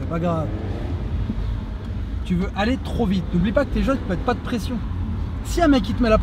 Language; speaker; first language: French; native; French